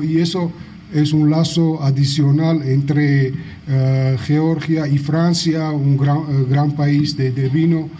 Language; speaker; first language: Spanish; non-native, fluent; Georgian